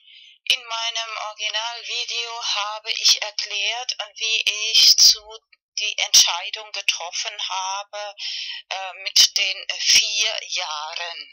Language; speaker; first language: German; non-native, fluent; Spanish